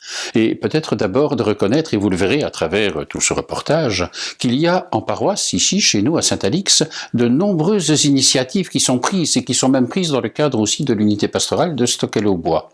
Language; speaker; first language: French; native; French